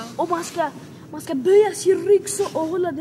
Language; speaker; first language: Swedish; non-native, local second language; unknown